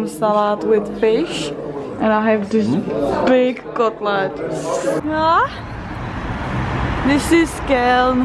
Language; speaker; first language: English; non-native, learner; Czech